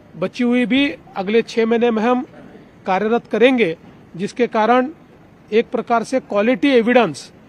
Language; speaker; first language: Hindi; non-native, local second language; Marathi